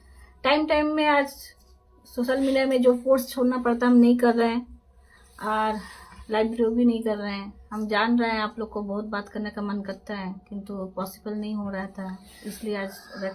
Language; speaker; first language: Hindi; non-native, local second language; Bangla